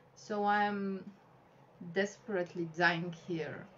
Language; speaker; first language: English; non-native, fluent; Bulgarian